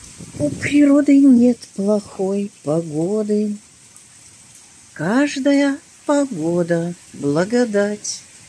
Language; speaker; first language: Russian; native; Russian